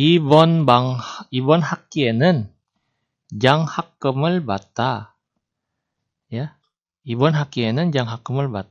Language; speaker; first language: Korean; non-native, fluent; Indonesian